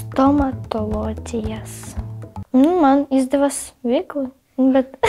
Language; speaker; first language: Latvian; non-native, learner; Ukrainian